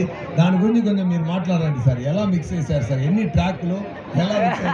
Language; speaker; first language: Telugu; non-native, learner; Tamil